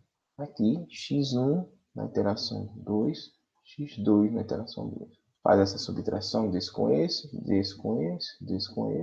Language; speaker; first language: Portuguese; native; Portuguese